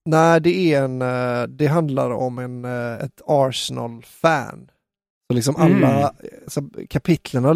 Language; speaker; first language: Swedish; native; Swedish